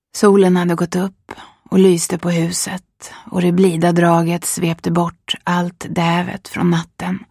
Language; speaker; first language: Swedish; native; Swedish